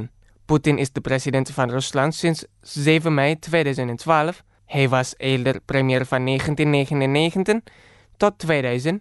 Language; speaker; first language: Dutch; non-native, fluent; Indonesian